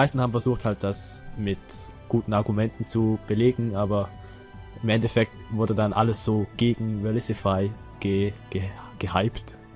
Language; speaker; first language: German; native; German